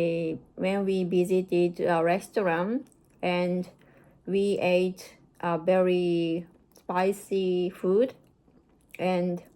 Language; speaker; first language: English; non-native, learner; Japanese